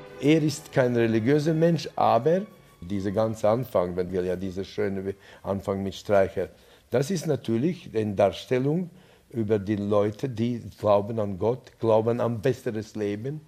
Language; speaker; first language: German; non-native, fluent; Latvian